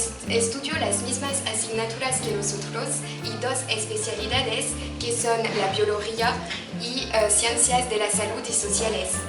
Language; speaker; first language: Spanish; non-native, learner; French